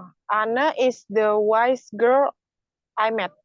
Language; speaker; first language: English; non-native, learner; Indonesian